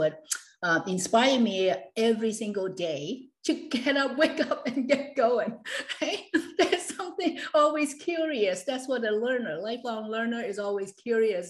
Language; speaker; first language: English; non-native, local second language; Cantonese